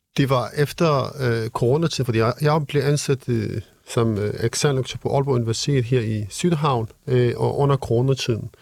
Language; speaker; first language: Danish; non-native, fluent; Kurdish